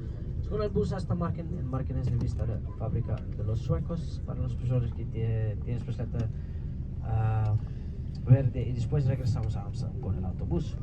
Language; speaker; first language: Spanish; non-native, learner; Dutch